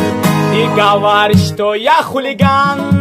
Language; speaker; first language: Russian; non-native, local second language; Tajik